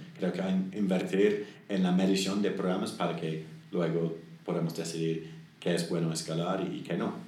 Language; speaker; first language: Spanish; non-native, fluent; English